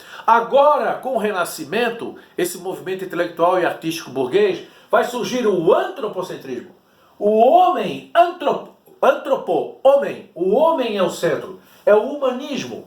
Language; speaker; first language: Portuguese; native; Portuguese